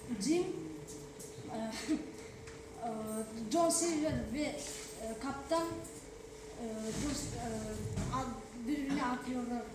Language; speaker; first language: Turkish; non-native, learner; Kazakh